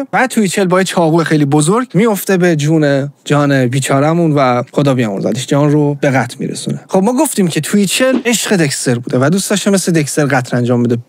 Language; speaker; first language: Persian; native; Persian